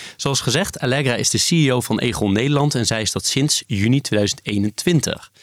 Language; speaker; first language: Dutch; non-native, fluent; Italian